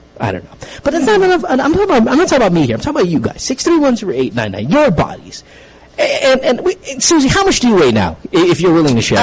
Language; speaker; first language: English; non-native, local second language; Filipino